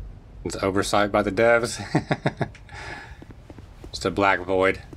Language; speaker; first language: English; native; English